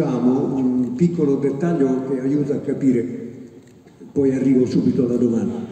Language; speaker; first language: Italian; native; Italian